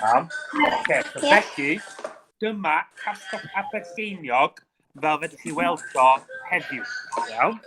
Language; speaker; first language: Welsh; native; Welsh